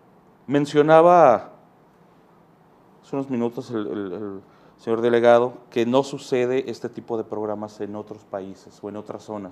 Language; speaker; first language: Spanish; native; Spanish